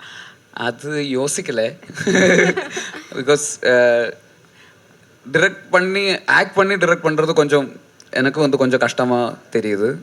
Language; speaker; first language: Tamil; non-native, learner; Malayalam